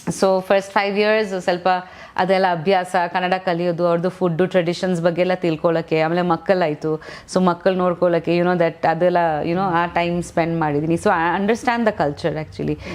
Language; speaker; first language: Kannada; non-native, fluent; Bangla